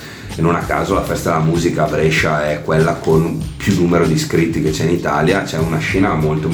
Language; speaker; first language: Italian; native; Italian